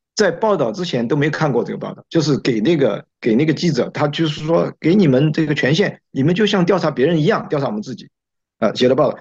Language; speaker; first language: Chinese; native; Chinese